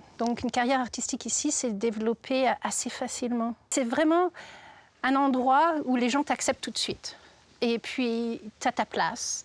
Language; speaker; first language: French; native; French